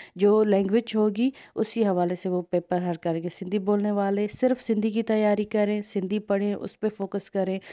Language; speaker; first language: Urdu; non-native, local second language; Sindhi